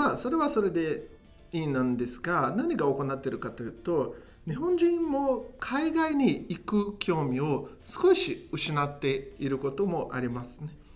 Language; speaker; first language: Japanese; non-native, fluent; Portuguese